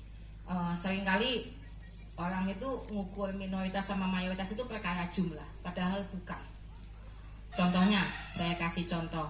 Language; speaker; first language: Indonesian; native; Indonesian